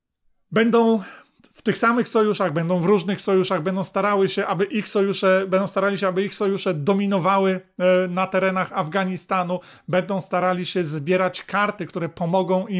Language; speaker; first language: Polish; native; Polish